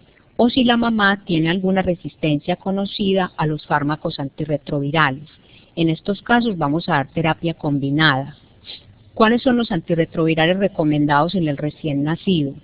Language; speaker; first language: Spanish; native; Spanish